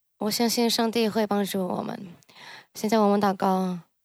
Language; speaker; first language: Chinese; early bilingual, heritage; Chinese